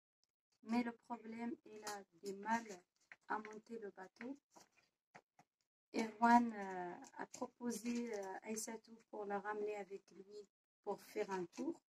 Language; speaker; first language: French; non-native, learner; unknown